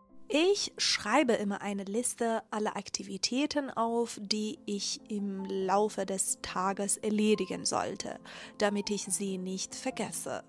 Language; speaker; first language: German; non-native, fluent; Persian